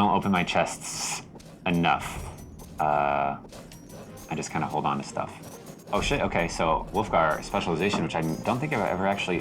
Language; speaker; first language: English; native; English